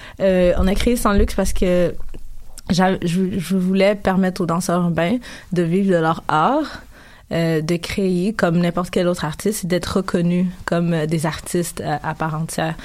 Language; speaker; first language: French; early bilingual, other home language; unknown